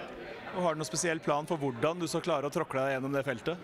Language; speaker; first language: Norwegian; native; Norwegian